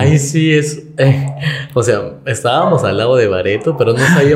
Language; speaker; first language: Spanish; native; Spanish